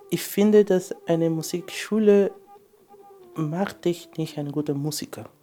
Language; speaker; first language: German; non-native, fluent; Spanish